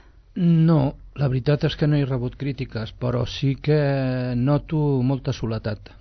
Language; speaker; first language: Catalan; non-native, local second language; Spanish